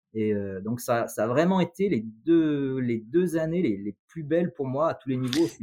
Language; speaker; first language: French; native; French